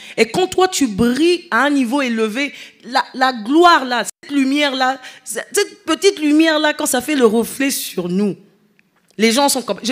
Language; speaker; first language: French; non-native, local second language; Lingala